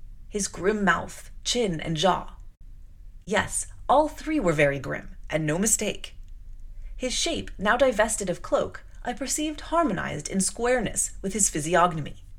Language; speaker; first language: English; native; English